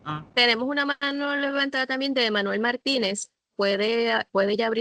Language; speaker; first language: Spanish; native; Spanish